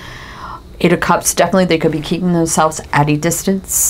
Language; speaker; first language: English; native; English